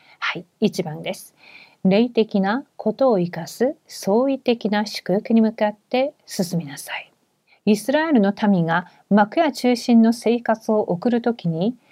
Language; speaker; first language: Japanese; non-native, fluent; Korean